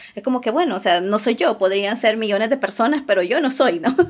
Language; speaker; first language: Spanish; native; Spanish